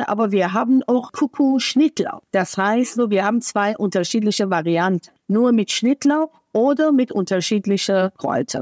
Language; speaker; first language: German; non-native, fluent; Persian